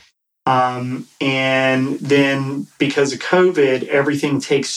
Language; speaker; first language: English; native; English